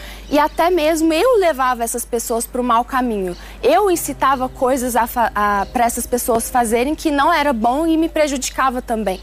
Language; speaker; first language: Portuguese; early bilingual, other home language; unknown